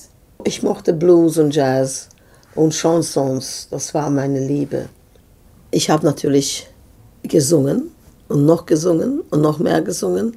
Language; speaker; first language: German; non-native, fluent; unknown